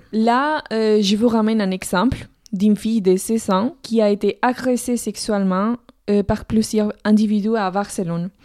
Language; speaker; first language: French; non-native, fluent; Spanish